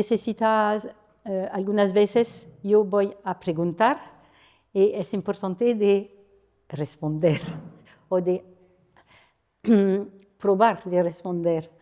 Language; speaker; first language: Spanish; non-native, learner; French